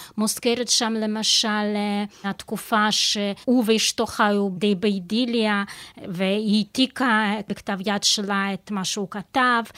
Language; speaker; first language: Hebrew; non-native, fluent; Russian